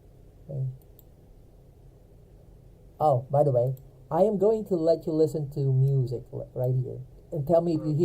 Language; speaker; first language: English; non-native, fluent; Filipino